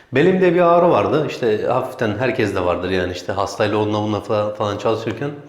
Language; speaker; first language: Turkish; native; Turkish